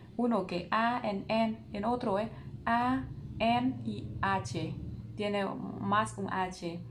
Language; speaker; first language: Spanish; non-native, learner; Vietnamese